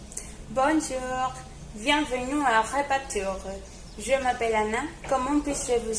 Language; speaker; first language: French; non-native, learner; Spanish